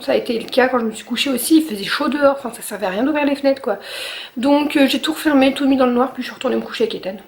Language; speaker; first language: French; native; French